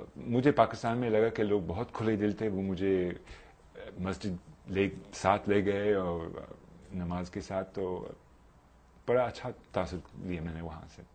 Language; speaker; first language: Urdu; non-native, fluent; English